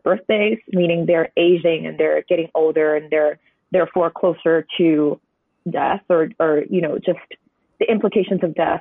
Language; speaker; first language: English; non-native, local second language; Cantonese